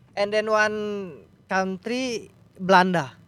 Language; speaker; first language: English; non-native, learner; Indonesian